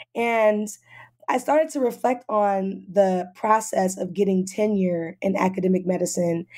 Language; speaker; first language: English; native; English